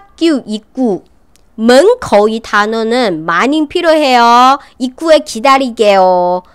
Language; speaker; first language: Korean; non-native, local second language; Chinese